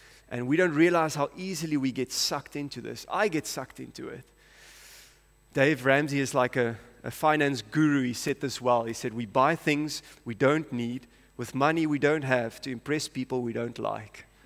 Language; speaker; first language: English; non-native, local second language; Afrikaans